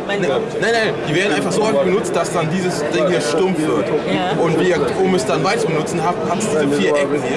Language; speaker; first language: German; native; German